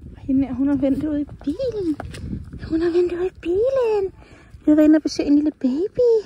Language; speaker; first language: Danish; native; Danish